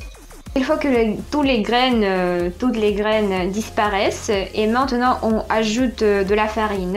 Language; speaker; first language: French; non-native, fluent; Russian